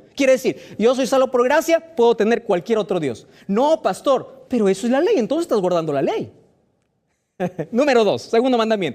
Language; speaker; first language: Spanish; native; Spanish